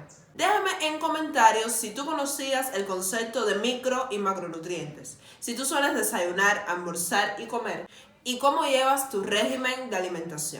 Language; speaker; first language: Spanish; native; Spanish